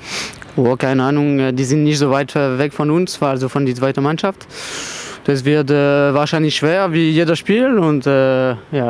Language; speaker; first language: German; non-native, fluent; French